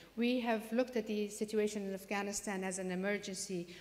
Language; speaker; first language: English; non-native, fluent; Persian